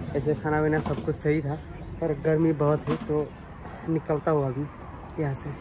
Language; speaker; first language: Hindi; non-native, local second language; Assamese